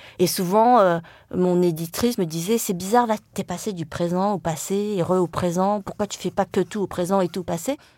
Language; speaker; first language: French; early bilingual, other home language; Vietnamese